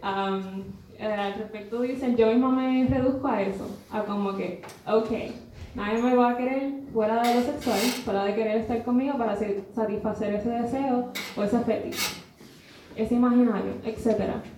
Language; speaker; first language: Spanish; native; Spanish